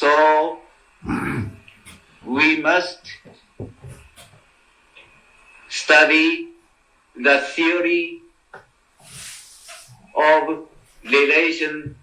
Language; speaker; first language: English; non-native, learner; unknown